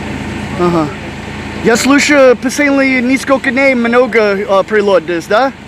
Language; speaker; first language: Russian; non-native, learner; English